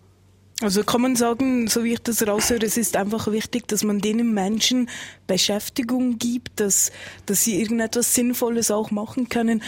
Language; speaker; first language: German; native; German